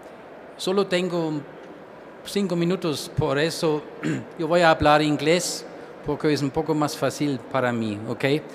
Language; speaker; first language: Spanish; non-native, learner; German